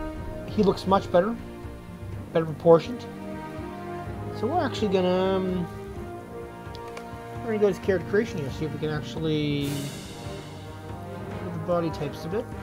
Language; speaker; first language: English; native; English